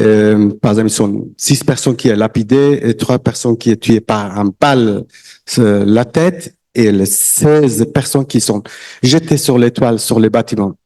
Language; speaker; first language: French; non-native, learner; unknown